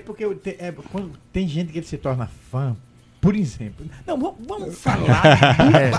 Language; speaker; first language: Portuguese; native; Portuguese